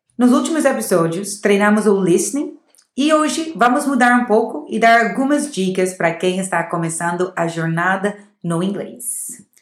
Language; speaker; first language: Portuguese; non-native, fluent; English